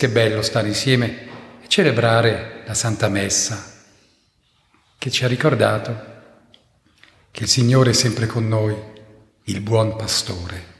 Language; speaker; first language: Italian; non-native, fluent; German